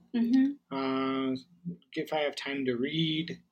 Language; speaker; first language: English; native; English